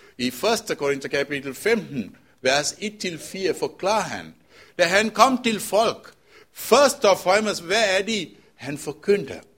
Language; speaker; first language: Danish; non-native, fluent; Tamil